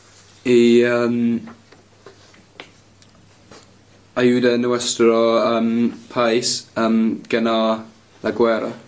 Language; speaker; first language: Spanish; non-native, learner; English